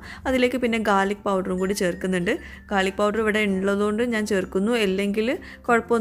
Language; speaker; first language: Malayalam; native; Malayalam